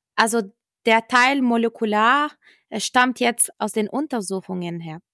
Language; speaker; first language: German; non-native, fluent; Arabic